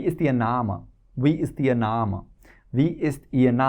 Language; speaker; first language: German; non-native, fluent; Hindi